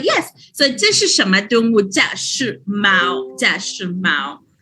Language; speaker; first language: Chinese; non-native, fluent; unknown